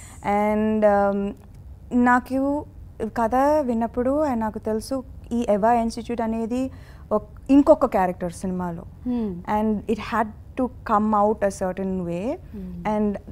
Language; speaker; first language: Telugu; non-native, fluent; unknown